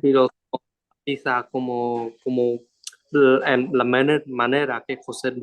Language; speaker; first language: Spanish; non-native, learner; Vietnamese